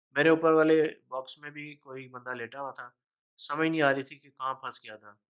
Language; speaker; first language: Urdu; native; Urdu